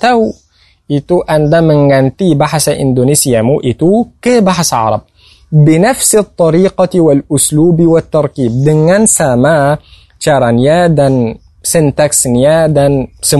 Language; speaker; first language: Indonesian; non-native, fluent; Arabic